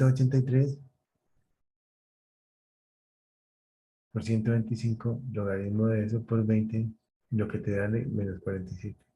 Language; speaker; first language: Spanish; native; Spanish